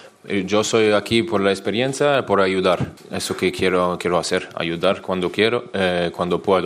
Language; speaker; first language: Spanish; non-native, fluent; German